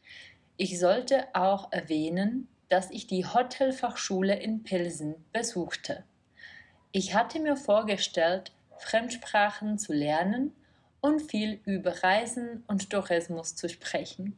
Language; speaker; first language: German; non-native, fluent; Czech